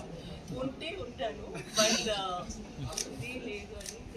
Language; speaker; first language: Telugu; non-native, learner; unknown